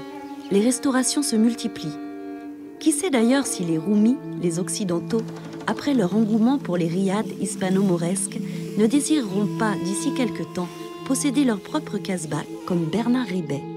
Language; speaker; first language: French; native; French